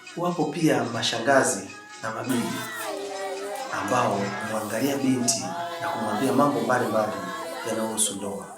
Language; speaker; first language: Swahili; non-native, local second language; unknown